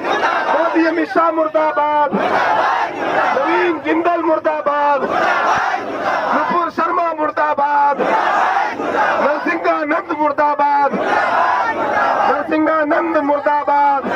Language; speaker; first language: Hindi; native; Hindi